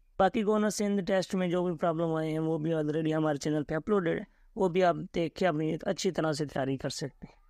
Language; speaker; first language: Urdu; native; Urdu